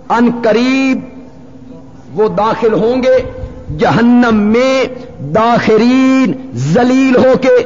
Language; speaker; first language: Urdu; non-native, local second language; Punjabi